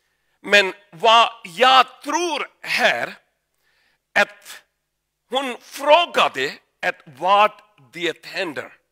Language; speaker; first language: Swedish; non-native, learner; Urdu